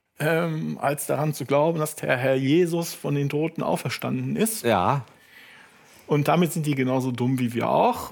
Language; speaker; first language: German; native; German